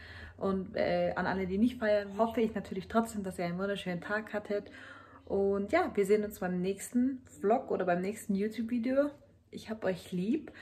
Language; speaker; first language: German; early bilingual, other home language; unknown